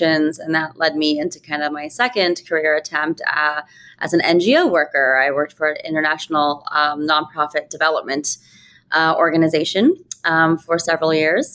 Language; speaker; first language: English; native; English